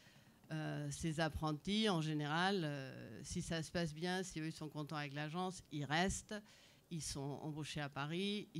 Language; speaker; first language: French; native; French